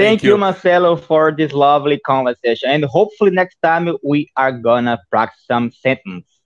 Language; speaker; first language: English; non-native, fluent; Portuguese